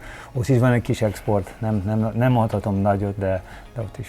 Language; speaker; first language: Hungarian; early bilingual, heritage; Hungarian